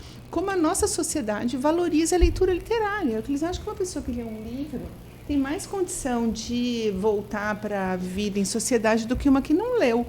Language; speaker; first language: Portuguese; native; Portuguese